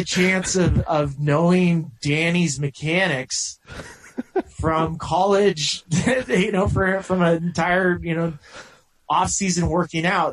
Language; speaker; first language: English; native; English